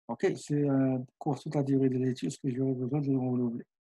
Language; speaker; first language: French; non-native, local second language; Arabic